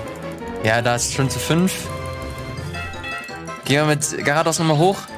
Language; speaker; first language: German; native; German